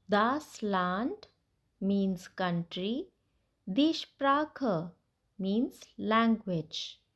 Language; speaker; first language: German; non-native, fluent; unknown